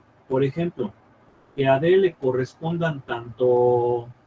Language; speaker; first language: Spanish; native; Spanish